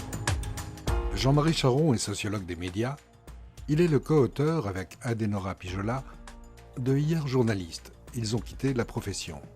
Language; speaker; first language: French; native; French